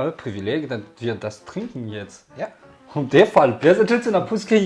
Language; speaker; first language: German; non-native, learner; Malagasy